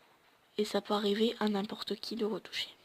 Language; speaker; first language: French; native; French